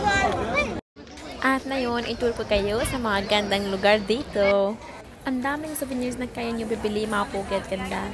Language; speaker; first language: Filipino; non-native, learner; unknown